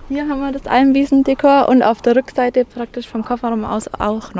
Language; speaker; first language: German; native; German